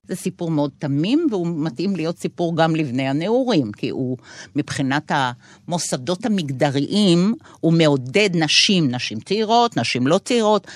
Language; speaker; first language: Hebrew; native; Hebrew